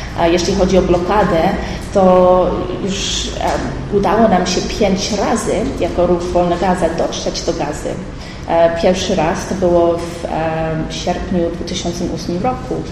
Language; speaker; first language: Polish; early bilingual, heritage; Polish